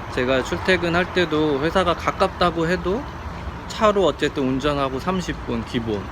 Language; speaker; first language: Korean; native; Korean